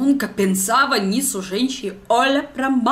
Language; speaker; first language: Portuguese; non-native, learner; Russian